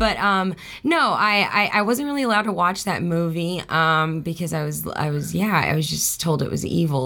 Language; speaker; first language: English; early bilingual, other home language; Spanish